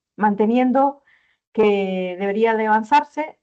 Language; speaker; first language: Spanish; native; Spanish